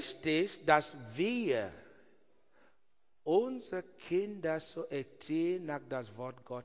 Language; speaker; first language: German; non-native, learner; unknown